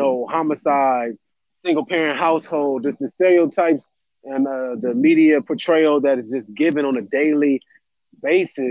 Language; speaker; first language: English; native; English